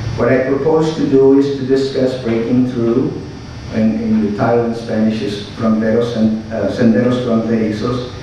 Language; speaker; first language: English; early bilingual, other home language; Spanish